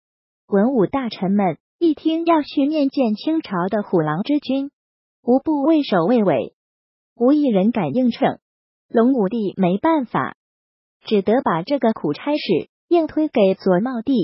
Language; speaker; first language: Chinese; native; Chinese